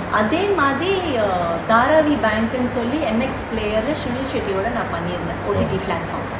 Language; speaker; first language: Tamil; non-native, local second language; Telugu